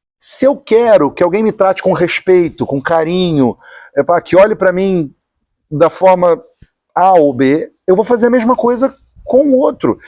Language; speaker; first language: Portuguese; native; Portuguese